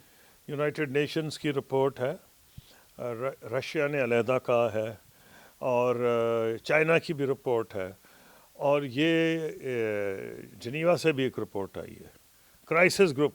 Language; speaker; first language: Urdu; native; Urdu